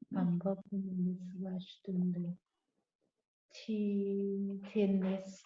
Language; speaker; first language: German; non-native, learner; Thai